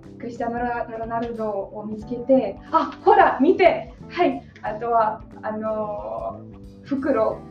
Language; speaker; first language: Japanese; non-native, learner; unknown